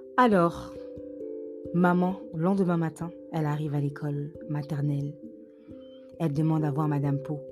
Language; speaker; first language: French; native; French